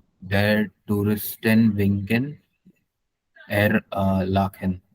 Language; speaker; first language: German; non-native, learner; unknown